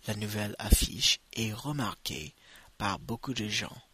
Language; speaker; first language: French; non-native, fluent; English